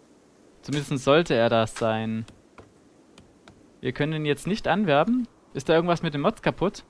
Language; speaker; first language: German; native; German